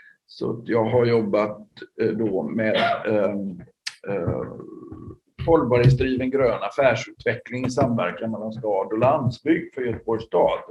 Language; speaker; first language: Swedish; native; Swedish